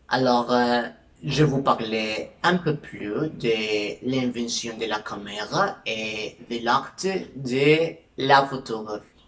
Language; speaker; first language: French; non-native, learner; Spanish